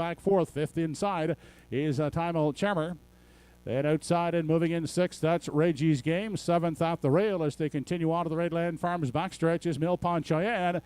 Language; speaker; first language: English; native; English